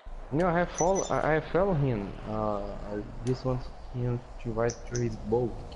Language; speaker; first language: English; non-native, fluent; Portuguese